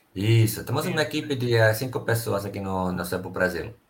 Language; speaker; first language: Portuguese; non-native, fluent; Finnish